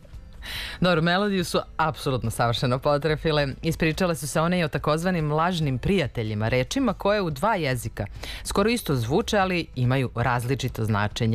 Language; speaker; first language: Serbian; native; Serbian